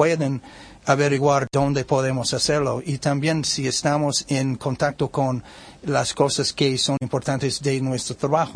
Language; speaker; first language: Spanish; non-native, learner; English